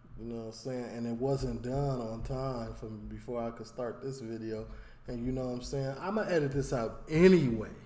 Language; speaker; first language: English; native; English